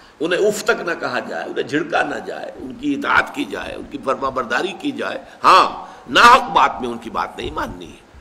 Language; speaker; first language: Urdu; native; Urdu